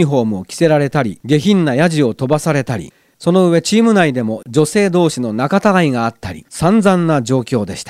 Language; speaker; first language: Japanese; native; Japanese